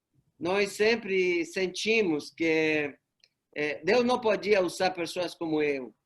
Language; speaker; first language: Portuguese; non-native, fluent; Spanish